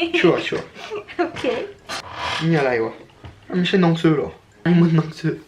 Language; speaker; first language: Thai; non-native, learner; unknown